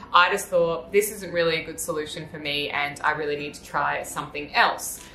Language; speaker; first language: English; native; English